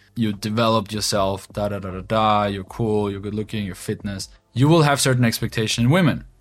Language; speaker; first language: English; non-native, fluent; German